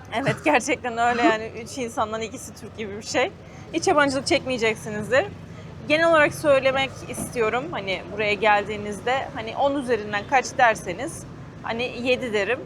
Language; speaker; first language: Turkish; native; Turkish